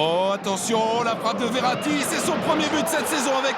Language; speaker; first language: French; native; French